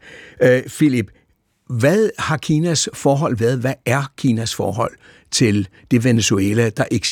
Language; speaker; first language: Danish; native; Danish